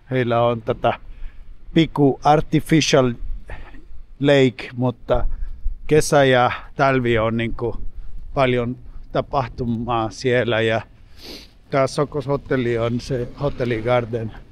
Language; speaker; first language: Finnish; non-native, fluent; English